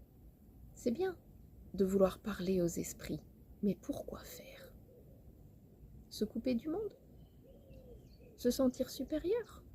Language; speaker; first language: French; native; French